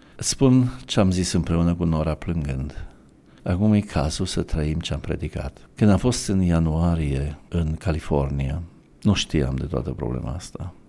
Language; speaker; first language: Romanian; native; Romanian